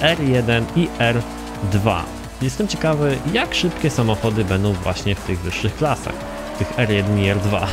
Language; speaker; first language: Polish; native; Polish